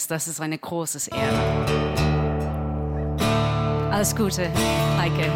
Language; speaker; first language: German; non-native, learner; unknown